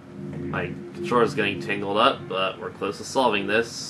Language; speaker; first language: English; native; English